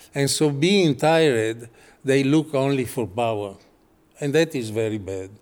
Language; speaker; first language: English; non-native, fluent; Italian